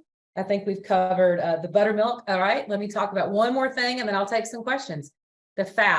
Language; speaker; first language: English; native; English